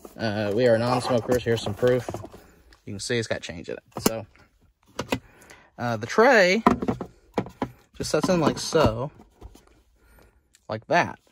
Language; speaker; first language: English; native; English